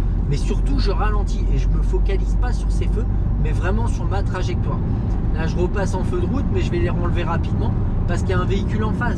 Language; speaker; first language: French; native; French